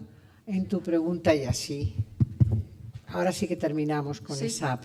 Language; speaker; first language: Spanish; native; Spanish